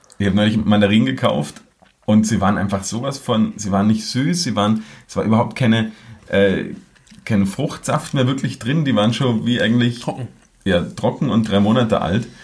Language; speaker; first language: German; native; German